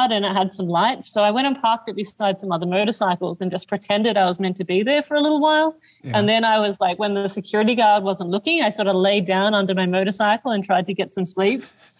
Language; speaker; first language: English; native; English